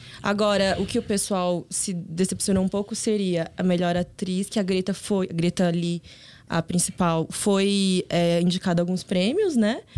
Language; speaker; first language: Portuguese; early bilingual, other home language; Korean